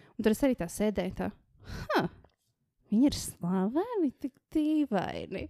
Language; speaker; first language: Latvian; native; Latvian